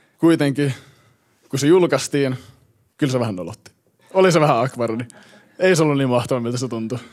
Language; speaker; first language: Finnish; early bilingual, heritage; Finnish